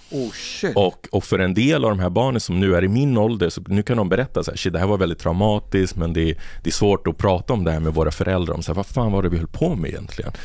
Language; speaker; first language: Swedish; native; Swedish